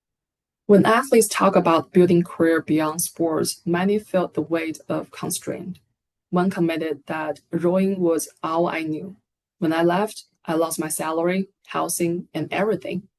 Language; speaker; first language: English; non-native, fluent; Chinese